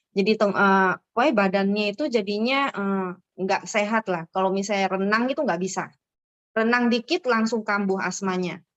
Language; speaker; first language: Indonesian; native; Indonesian